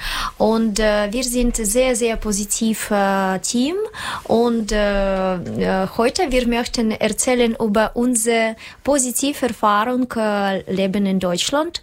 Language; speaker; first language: German; non-native, learner; Russian